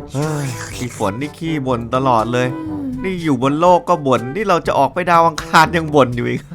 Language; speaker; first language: Thai; native; Thai